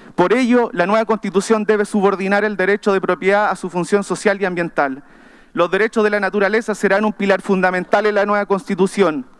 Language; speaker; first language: Spanish; native; Spanish